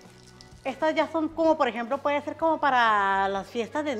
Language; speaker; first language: Spanish; native; Spanish